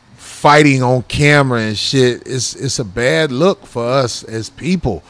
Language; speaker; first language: English; native; English